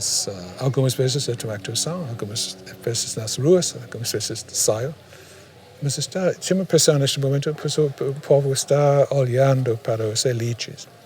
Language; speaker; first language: Portuguese; non-native, fluent; English